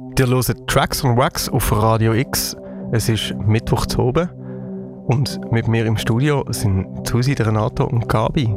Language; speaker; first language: German; native; German